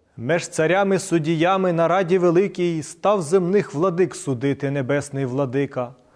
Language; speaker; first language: Ukrainian; native; Ukrainian